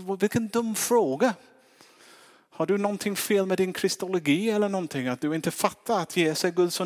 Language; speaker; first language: Swedish; non-native, fluent; English